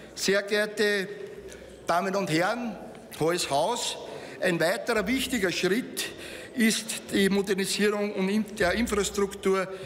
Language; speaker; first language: German; native; German